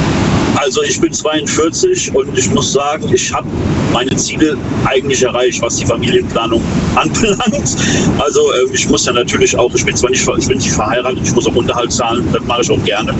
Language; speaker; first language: German; native; German